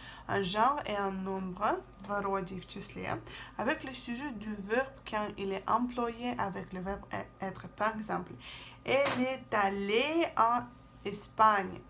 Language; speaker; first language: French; non-native, fluent; Russian